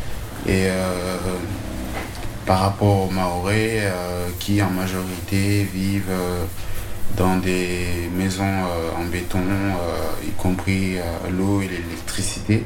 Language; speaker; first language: French; non-native, local second language; Comorian